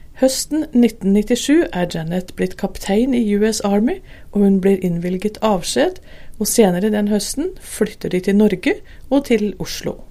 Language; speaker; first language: Norwegian; native; Norwegian